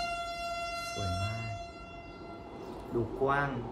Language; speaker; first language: Thai; non-native, fluent; Vietnamese